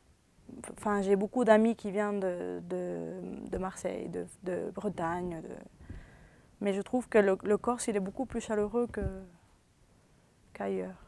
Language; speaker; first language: French; early bilingual, other home language; Spanish